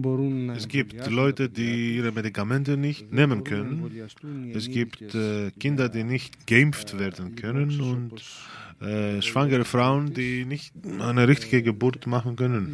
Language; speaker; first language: German; non-native, fluent; Greek